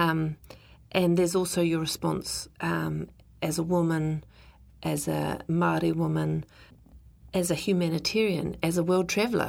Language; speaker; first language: English; native; English